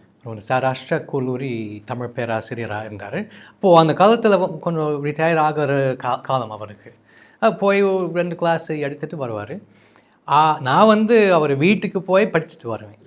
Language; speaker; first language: Tamil; non-native, fluent; English